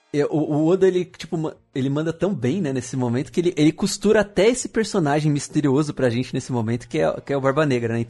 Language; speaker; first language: Portuguese; native; Portuguese